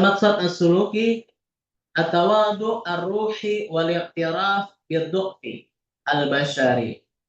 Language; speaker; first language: Arabic; non-native, fluent; Indonesian